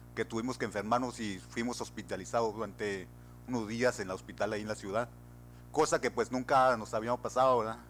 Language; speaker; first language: Spanish; native; Spanish